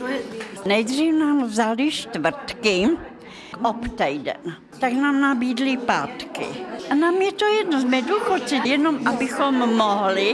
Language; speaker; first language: Czech; non-native, fluent; Russian